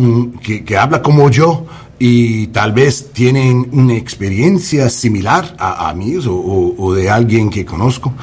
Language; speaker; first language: Spanish; non-native, learner; English